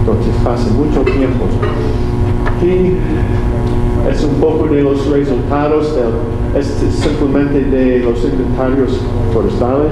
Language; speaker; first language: Spanish; non-native, learner; English